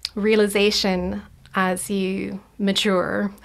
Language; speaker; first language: English; native; English